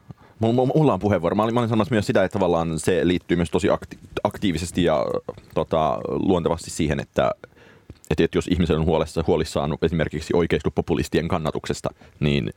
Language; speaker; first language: Finnish; native; Finnish